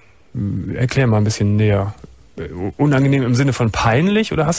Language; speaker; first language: German; native; German